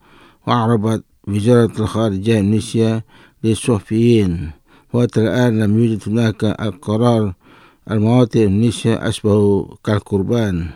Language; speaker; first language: Arabic; non-native, fluent; Indonesian